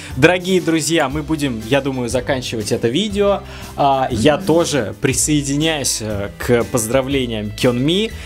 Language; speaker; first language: Russian; native; Russian